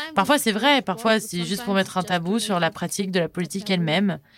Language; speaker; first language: French; non-native, fluent; Arabic